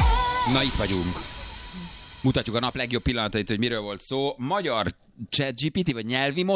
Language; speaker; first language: Hungarian; native; Hungarian